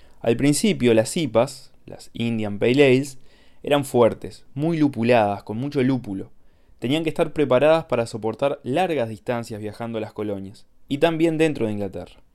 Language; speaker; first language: Spanish; native; Spanish